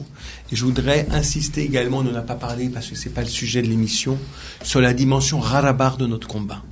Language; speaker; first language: French; native; French